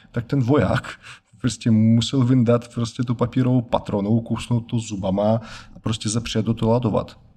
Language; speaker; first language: Czech; non-native, fluent; Russian